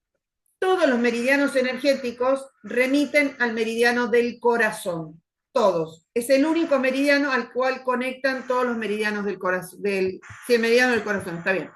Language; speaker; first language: Spanish; native; Spanish